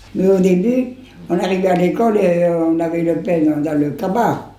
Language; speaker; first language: French; non-native, local second language; Occitan